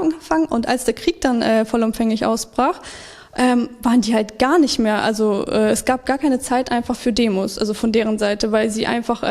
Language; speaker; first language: German; early bilingual, other home language; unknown